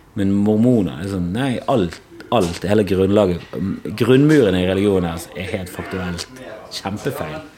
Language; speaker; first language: Norwegian; native; Norwegian